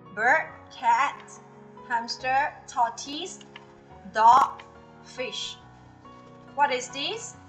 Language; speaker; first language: English; non-native, local second language; Chinese